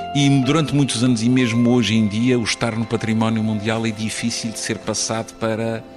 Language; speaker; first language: Portuguese; native; Portuguese